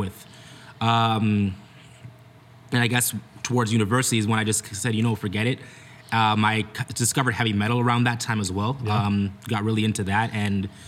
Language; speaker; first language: English; native; English